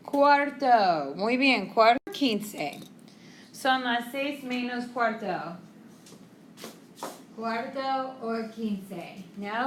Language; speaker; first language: Spanish; non-native, fluent; English